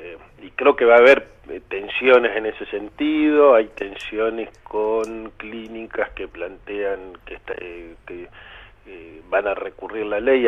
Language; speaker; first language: Spanish; native; Spanish